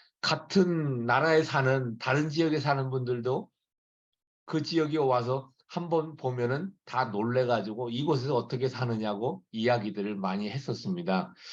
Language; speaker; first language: Korean; native; Korean